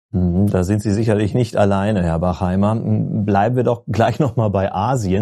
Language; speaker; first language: German; native; German